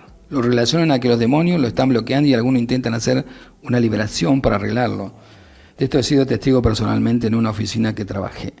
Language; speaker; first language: Spanish; native; Spanish